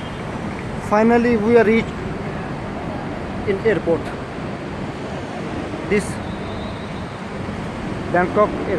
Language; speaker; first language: English; non-native, learner; Urdu